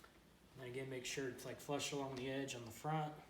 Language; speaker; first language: English; native; English